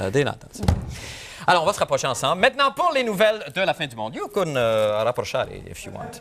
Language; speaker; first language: French; native; French